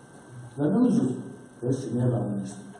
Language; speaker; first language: French; non-native, learner; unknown